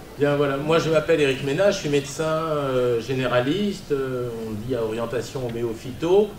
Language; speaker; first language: French; native; French